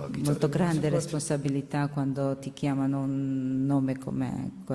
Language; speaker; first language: Italian; non-native, learner; Georgian